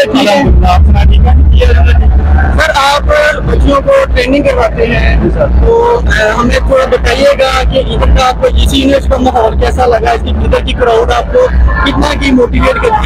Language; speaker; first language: Urdu; non-native, local second language; Punjabi